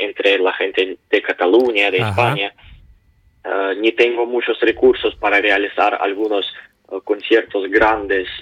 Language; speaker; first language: Spanish; non-native, learner; Ukrainian